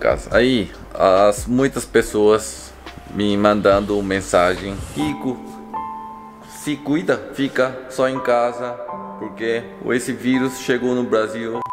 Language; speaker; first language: Portuguese; non-native, learner; Korean